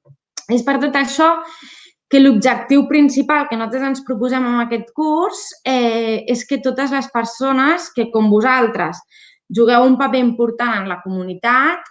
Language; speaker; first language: Catalan; native; Catalan